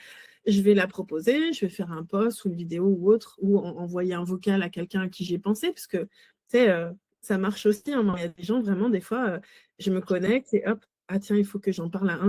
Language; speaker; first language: French; native; French